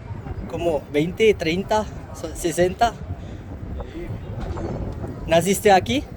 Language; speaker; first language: Spanish; non-native, learner; French